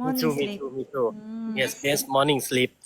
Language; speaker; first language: English; non-native, learner; Thai